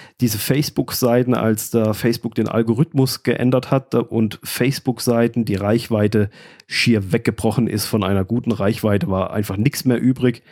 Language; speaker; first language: German; native; German